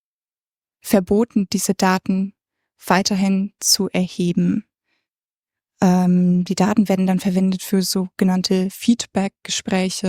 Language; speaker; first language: German; native; German